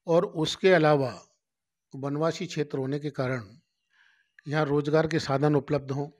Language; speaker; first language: Hindi; native; Hindi